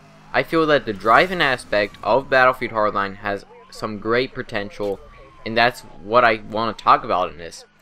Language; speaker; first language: English; native; English